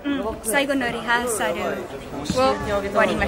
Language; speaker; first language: Japanese; non-native, learner; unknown